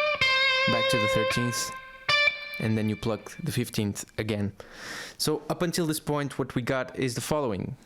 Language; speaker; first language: English; non-native, fluent; Portuguese